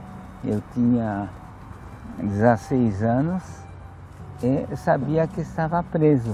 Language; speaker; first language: Portuguese; non-native, fluent; Polish